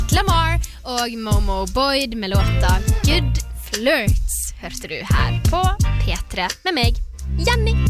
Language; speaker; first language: Norwegian; native; Norwegian